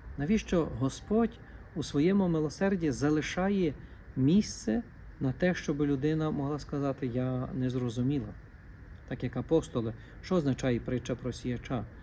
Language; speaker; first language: Ukrainian; native; Ukrainian